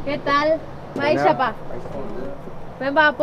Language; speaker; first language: Spanish; native; Spanish